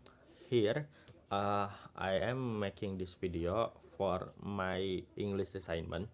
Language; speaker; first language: English; non-native, learner; Indonesian